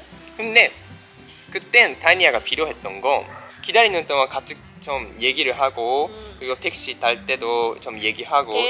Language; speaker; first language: Korean; non-native, fluent; Japanese